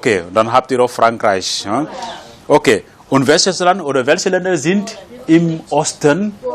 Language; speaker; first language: German; non-native, fluent; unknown